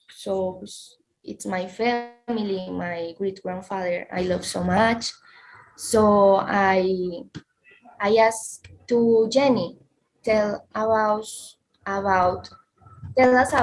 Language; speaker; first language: English; non-native, learner; Spanish